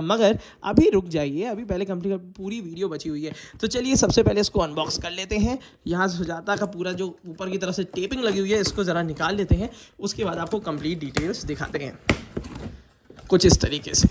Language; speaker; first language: Hindi; native; Hindi